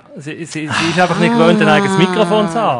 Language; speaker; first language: German; native; German